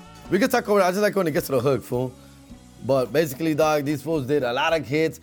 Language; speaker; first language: English; early bilingual, other home language; Spanish